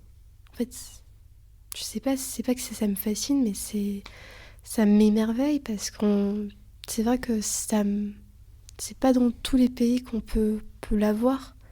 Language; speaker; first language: French; early bilingual, other home language; Lithuanian